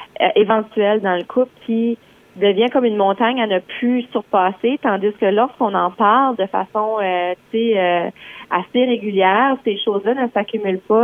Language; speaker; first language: French; native; French